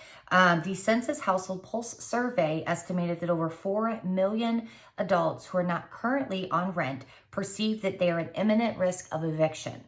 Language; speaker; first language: English; native; English